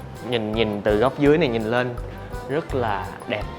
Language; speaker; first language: Vietnamese; native; Vietnamese